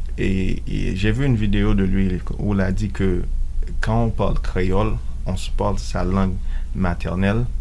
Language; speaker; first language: French; non-native, local second language; Haitian Creole